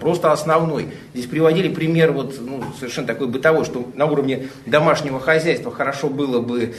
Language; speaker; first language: Russian; native; Russian